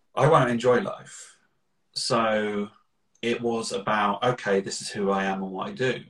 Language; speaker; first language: English; native; English